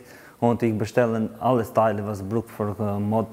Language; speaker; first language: German; non-native, learner; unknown